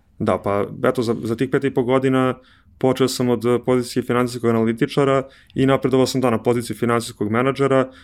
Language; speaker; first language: Serbian; native; Serbian